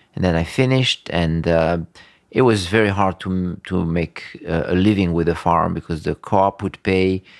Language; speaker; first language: English; early bilingual, other home language; French